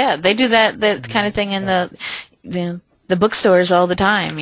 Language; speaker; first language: English; native; English